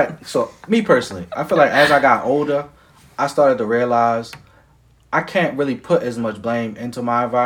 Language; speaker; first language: English; native; English